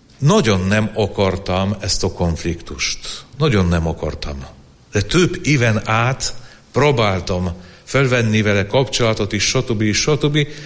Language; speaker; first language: Hungarian; non-native, fluent; Polish